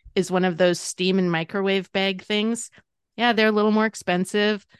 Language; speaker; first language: English; native; English